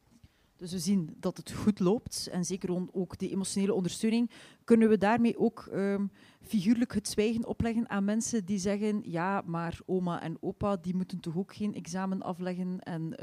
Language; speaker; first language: Dutch; native; Dutch